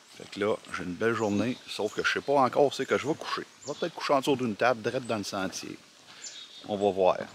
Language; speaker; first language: French; native; French